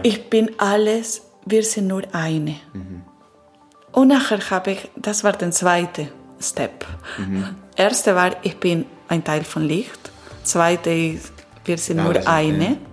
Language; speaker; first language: German; non-native, learner; Italian